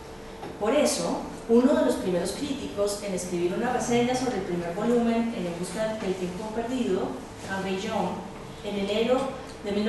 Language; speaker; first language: Spanish; native; Spanish